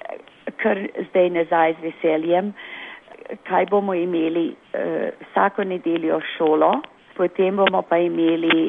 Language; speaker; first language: Slovenian; early bilingual, heritage; Slovenian